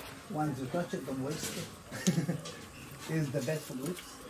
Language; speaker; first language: English; non-native, fluent; Spanish